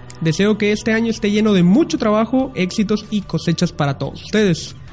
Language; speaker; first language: Spanish; native; Spanish